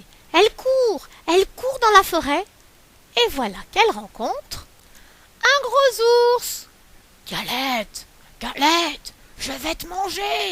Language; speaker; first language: French; native; French